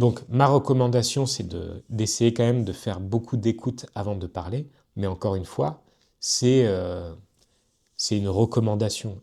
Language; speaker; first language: French; native; French